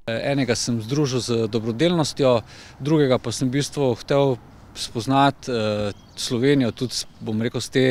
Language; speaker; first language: Slovenian; native; Slovenian